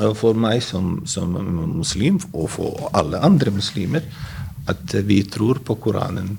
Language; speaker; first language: Norwegian; non-native, fluent; Bosnian